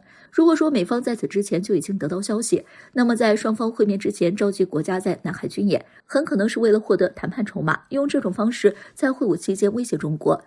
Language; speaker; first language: Chinese; native; Chinese